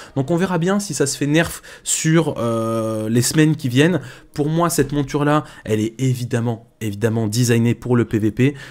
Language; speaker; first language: French; native; French